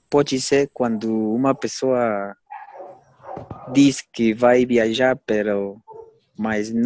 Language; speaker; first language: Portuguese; non-native, learner; Spanish